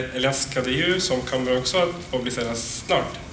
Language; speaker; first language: Swedish; non-native, fluent; Arabic